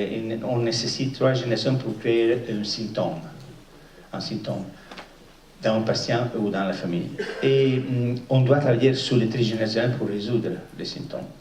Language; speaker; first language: French; non-native, fluent; Italian